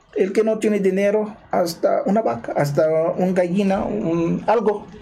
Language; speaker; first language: Spanish; non-native, fluent; Arabic